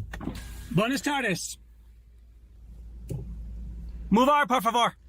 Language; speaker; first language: Spanish; non-native, learner; English